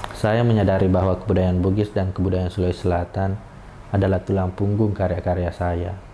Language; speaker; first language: Indonesian; non-native, local second language; Buginese